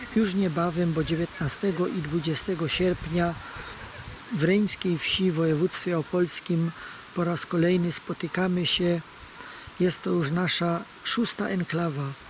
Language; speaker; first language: Polish; native; Polish